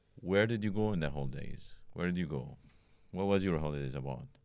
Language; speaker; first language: English; non-native, fluent; Arabic